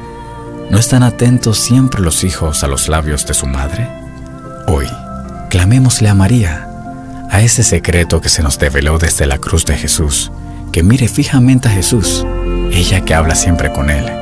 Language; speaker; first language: Spanish; native; Spanish